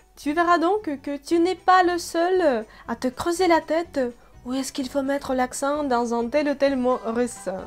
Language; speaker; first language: French; non-native, fluent; Russian